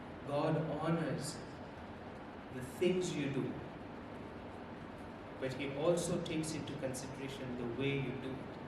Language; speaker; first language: English; non-native, local second language; Telugu